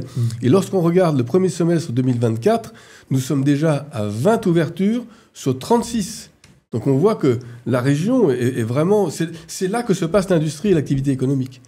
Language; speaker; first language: French; native; French